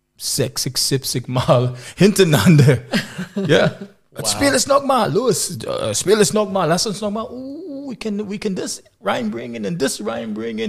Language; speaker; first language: German; non-native, learner; English